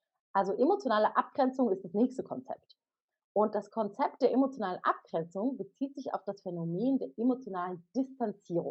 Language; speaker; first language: German; native; German